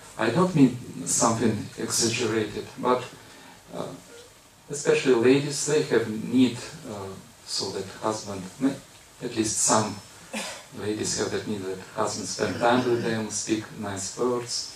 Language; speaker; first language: English; non-native, fluent; Russian